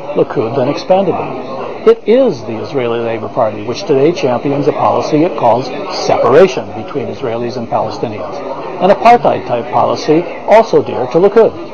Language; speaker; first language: English; native; English